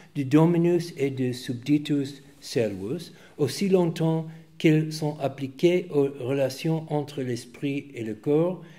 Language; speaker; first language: French; non-native, fluent; English